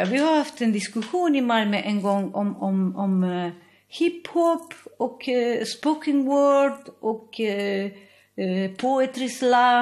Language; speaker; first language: Swedish; non-native, fluent; Spanish